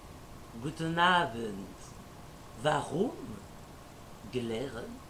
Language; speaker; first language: German; non-native, learner; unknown